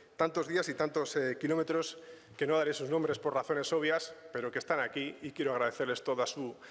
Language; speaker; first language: Spanish; native; Spanish